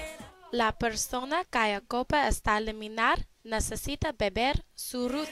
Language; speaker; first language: Spanish; non-native, learner; English